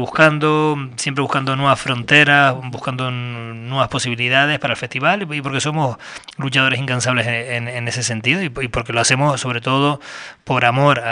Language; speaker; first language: Spanish; native; Spanish